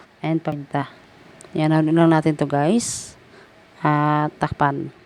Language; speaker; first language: Filipino; native; Filipino